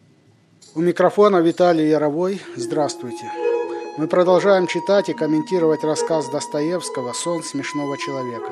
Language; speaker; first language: Russian; native; Russian